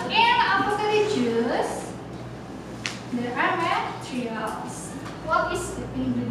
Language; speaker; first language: English; non-native, local second language; Indonesian